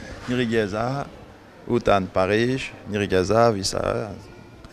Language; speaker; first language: Hungarian; non-native, learner; French